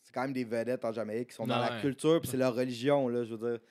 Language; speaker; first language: French; native; French